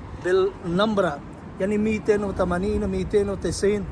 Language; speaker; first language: Arabic; non-native, learner; Urdu